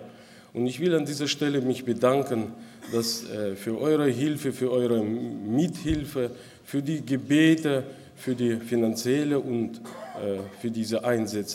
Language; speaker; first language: German; non-native, local second language; Russian